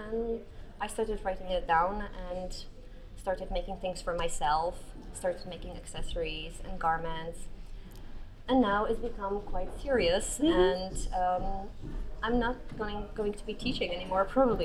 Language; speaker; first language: English; non-native, fluent; Polish